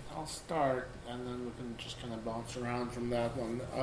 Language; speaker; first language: English; non-native, fluent; Russian